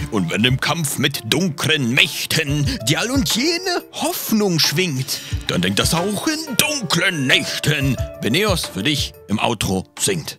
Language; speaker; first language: German; native; German